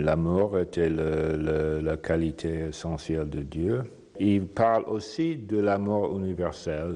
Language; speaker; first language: French; non-native, fluent; English